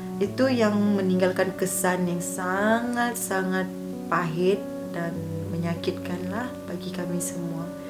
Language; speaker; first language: Malay; non-native, local second language; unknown